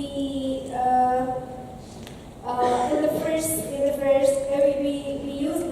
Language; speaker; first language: English; non-native, learner; Indonesian